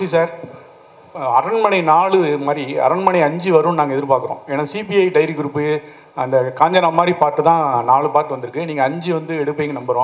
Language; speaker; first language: Tamil; native; Tamil